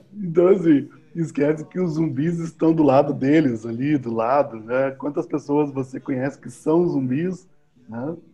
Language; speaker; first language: Portuguese; native; Portuguese